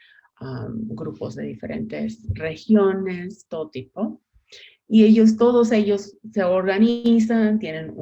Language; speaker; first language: Spanish; non-native, fluent; English